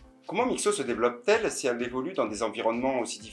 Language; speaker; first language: French; native; French